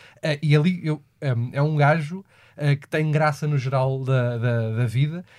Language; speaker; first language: Portuguese; native; Portuguese